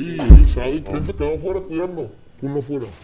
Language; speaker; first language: Spanish; native; Spanish